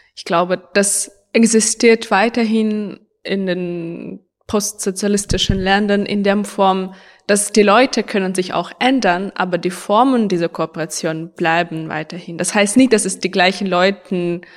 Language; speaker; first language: German; non-native, fluent; Ukrainian